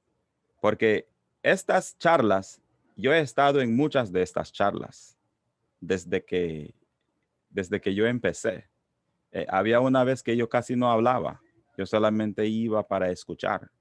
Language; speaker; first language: Spanish; non-native, local second language; English